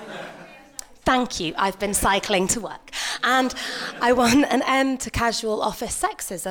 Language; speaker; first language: English; native; English